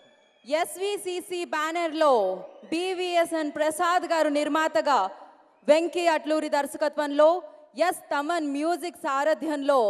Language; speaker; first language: Telugu; native; Telugu